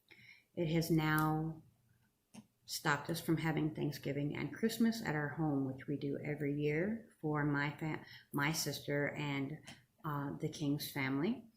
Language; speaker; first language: English; native; English